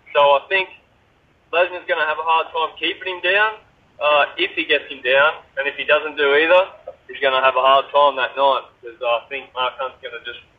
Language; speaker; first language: English; native; English